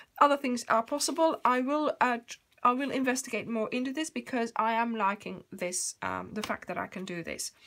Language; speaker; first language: English; native; English